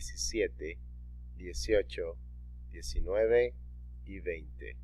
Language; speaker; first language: Spanish; non-native, fluent; English